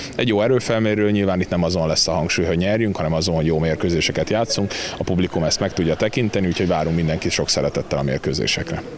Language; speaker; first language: Hungarian; native; Hungarian